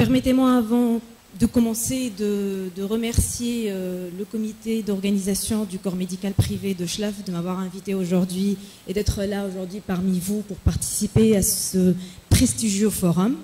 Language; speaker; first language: French; non-native, local second language; Arabic